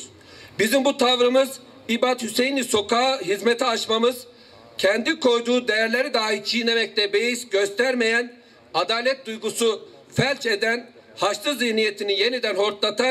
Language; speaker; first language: Turkish; native; Turkish